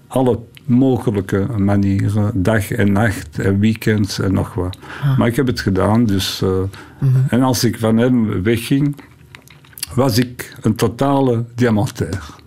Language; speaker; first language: Dutch; non-native, local second language; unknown